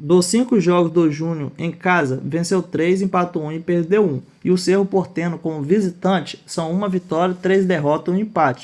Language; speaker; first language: Portuguese; native; Portuguese